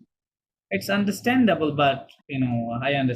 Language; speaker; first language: English; non-native, local second language; Bangla